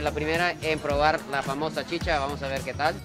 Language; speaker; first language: Spanish; non-native, fluent; Japanese